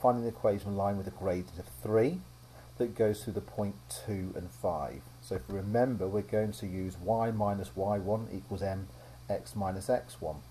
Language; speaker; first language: English; native; English